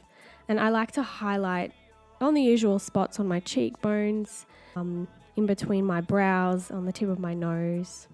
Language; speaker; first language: English; native; English